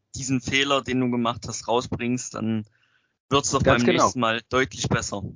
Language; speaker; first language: German; native; German